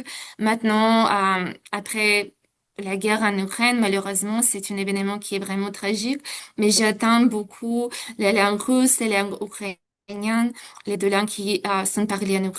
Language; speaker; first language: French; non-native, fluent; Ukrainian